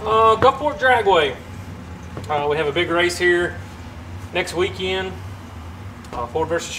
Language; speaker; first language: English; native; English